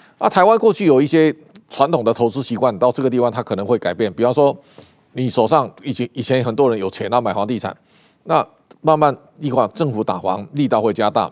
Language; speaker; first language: Chinese; native; Chinese